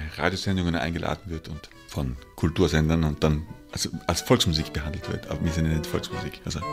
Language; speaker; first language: German; native; German